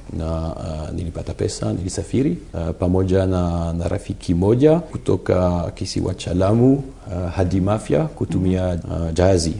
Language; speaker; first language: Swahili; non-native, fluent; French